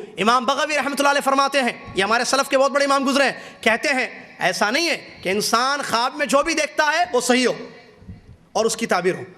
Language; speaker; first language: Urdu; native; Urdu